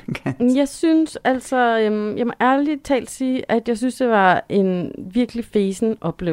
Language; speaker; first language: Danish; native; Danish